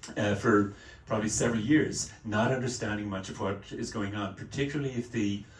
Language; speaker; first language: English; native; English